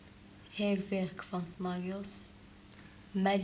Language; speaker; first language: Dutch; non-native, learner; Arabic